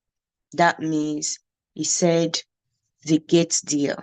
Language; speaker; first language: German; non-native, fluent; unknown